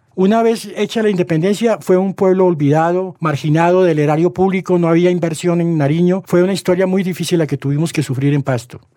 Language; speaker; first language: Spanish; native; Spanish